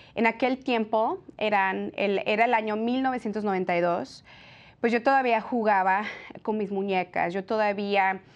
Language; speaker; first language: Spanish; early bilingual, heritage; Spanish